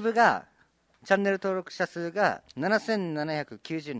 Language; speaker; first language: Japanese; native; Japanese